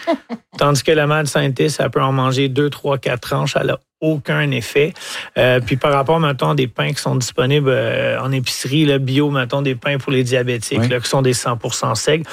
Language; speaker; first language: French; native; French